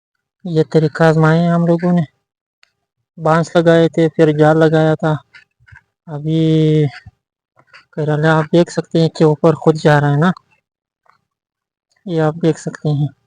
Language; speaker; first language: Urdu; non-native, local second language; Pashto